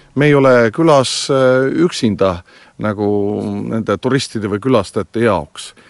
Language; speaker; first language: Estonian; native; Estonian